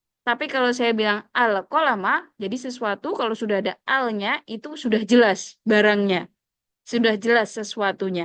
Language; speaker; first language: Indonesian; native; Indonesian